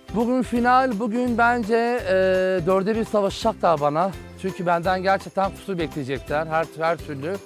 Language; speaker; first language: Turkish; native; Turkish